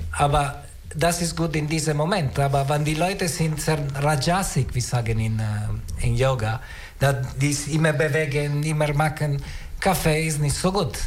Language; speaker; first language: German; non-native, learner; Italian